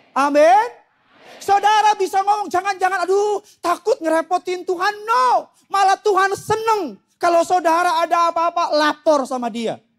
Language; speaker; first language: Indonesian; native; Indonesian